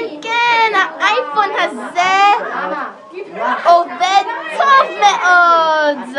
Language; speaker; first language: Hebrew; non-native, learner; English